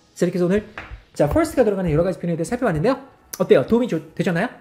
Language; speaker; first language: Korean; native; Korean